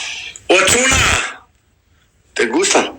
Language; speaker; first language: Spanish; non-native, learner; Albanian